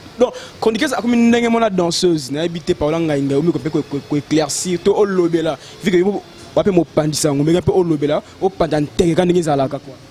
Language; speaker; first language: Lingala; native; Lingala